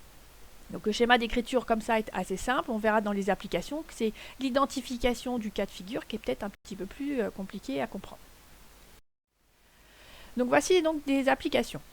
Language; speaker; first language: French; native; French